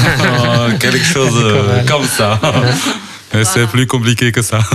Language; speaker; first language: French; non-native, fluent; Chinese